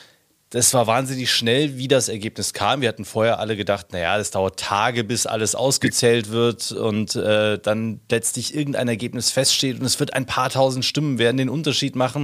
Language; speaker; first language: German; native; German